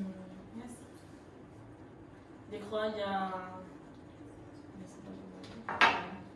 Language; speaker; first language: French; non-native, learner; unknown